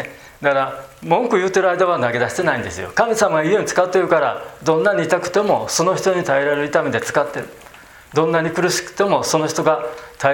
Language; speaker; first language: Japanese; native; Japanese